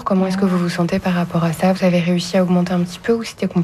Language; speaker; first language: French; native; French